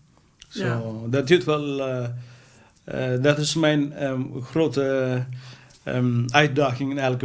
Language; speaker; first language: Dutch; non-native, fluent; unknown